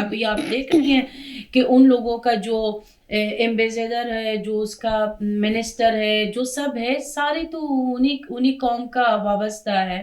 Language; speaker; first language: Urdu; non-native, fluent; Persian